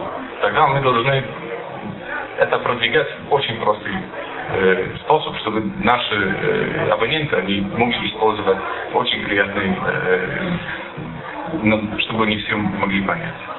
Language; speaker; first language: Russian; non-native, fluent; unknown